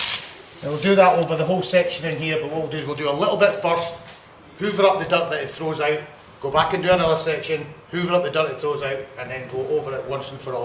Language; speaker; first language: English; native; English